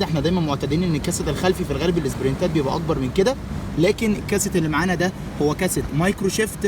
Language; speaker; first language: Arabic; native; Arabic